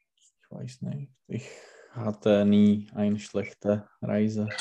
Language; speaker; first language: German; non-native, learner; Czech